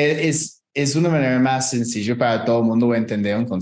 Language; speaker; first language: Spanish; non-native, fluent; English